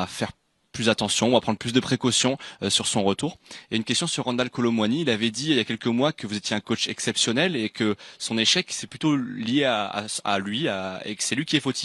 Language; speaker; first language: French; native; French